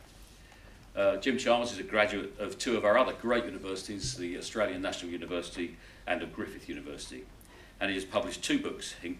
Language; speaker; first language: English; native; English